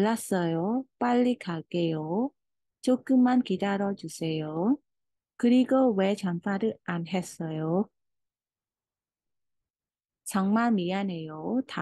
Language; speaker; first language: Korean; non-native, fluent; Khmer